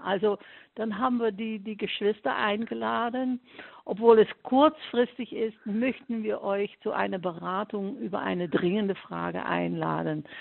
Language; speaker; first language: German; non-native, fluent; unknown